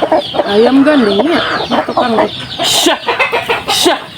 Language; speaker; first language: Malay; non-native, local second language; Sundanese